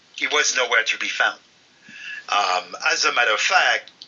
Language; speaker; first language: English; non-native, fluent; French